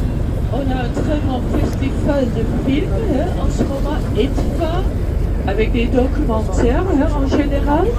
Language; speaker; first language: French; non-native, fluent; Dutch